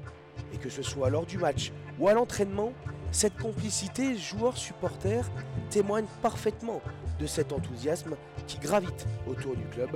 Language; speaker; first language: French; native; French